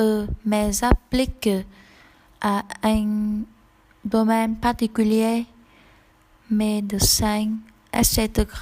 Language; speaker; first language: French; non-native, learner; Vietnamese